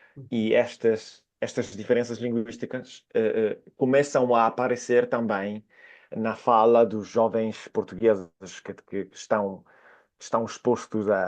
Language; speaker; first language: Portuguese; non-native, fluent; Italian